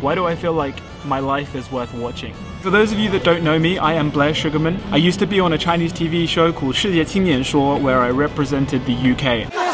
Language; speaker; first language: English; native; English